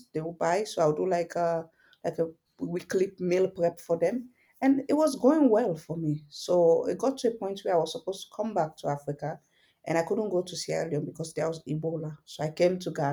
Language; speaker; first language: English; non-native, local second language; Fula